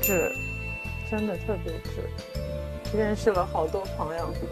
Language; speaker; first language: Chinese; non-native, fluent; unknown